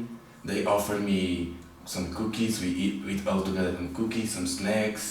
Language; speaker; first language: English; non-native, fluent; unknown